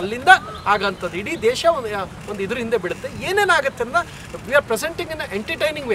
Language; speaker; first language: Kannada; native; Kannada